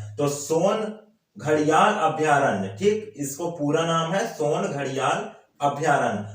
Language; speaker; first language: Hindi; native; Hindi